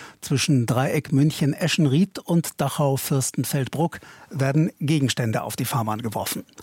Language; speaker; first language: German; native; German